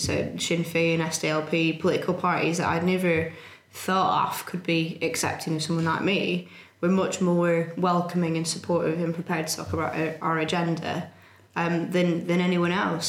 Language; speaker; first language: English; native; English